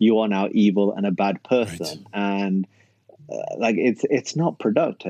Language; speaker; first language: English; native; English